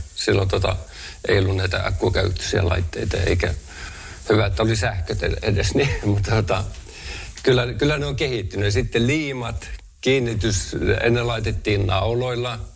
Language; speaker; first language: Finnish; non-native, local second language; Northern Sami